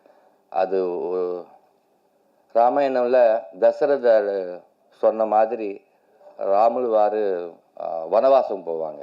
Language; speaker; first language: Tamil; non-native, learner; Telugu